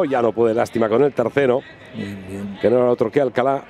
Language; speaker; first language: Spanish; native; Spanish